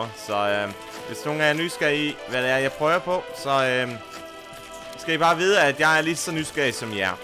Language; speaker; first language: Danish; native; Danish